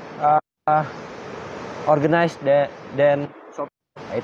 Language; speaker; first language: English; non-native, learner; Indonesian